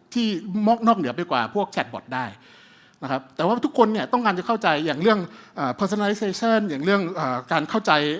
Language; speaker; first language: Thai; early bilingual, heritage; Thai